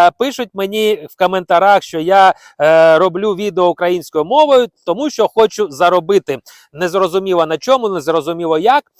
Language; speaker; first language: Ukrainian; non-native, local second language; Russian